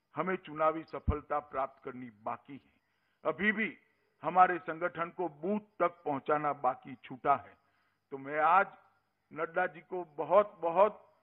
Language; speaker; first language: Hindi; non-native, local second language; Gujarati